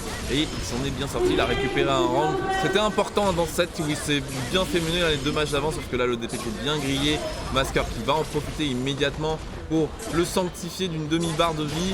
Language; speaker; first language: French; native; French